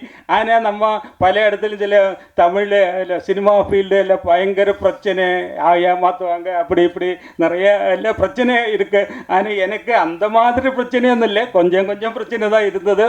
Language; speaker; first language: Tamil; non-native, learner; Malayalam